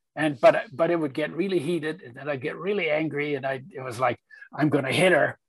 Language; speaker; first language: English; early bilingual, other home language; Polish